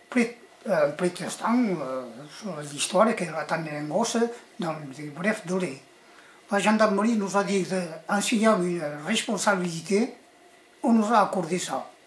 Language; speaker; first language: French; early bilingual, other home language; Spanish